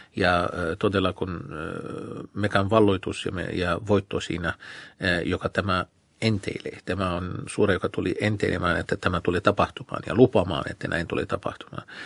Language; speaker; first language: Finnish; non-native, fluent; Arabic